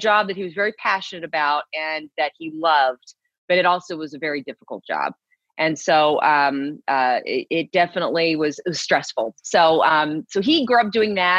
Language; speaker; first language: English; native; English